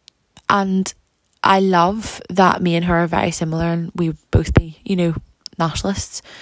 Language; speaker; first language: English; native; English